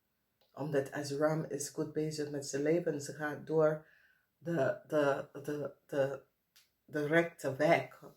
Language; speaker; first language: Dutch; non-native, fluent; English